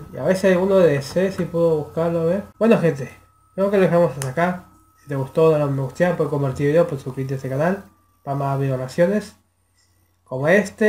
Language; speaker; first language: Spanish; native; Spanish